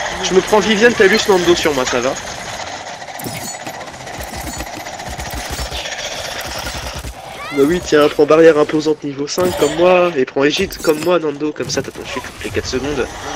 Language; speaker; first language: French; native; French